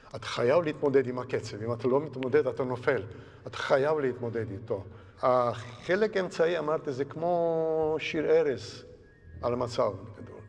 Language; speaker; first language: Hebrew; non-native, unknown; Georgian